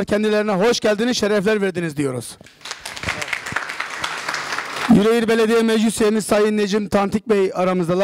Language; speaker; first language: Turkish; native; Turkish